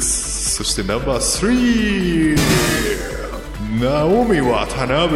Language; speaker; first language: Japanese; native; Japanese